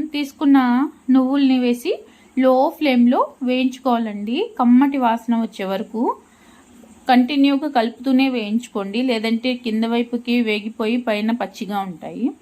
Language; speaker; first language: Telugu; non-native, local second language; Urdu